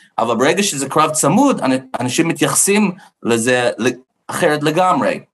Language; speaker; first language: Hebrew; non-native, fluent; English